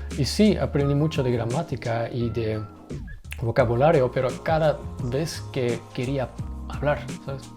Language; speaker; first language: Spanish; non-native, fluent; Dutch